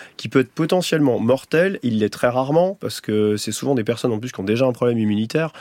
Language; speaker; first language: French; native; French